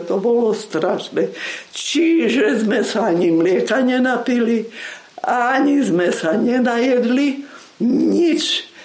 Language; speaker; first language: Slovak; non-native, local second language; Rusyn